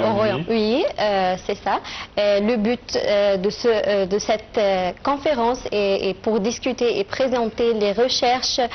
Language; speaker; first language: French; non-native, fluent; Arabic